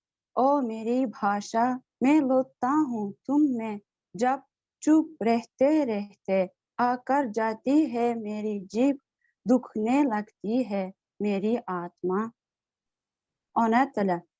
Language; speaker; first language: Hindi; non-native, learner; Uzbek